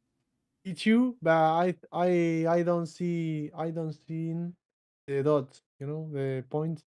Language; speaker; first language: English; non-native, learner; Portuguese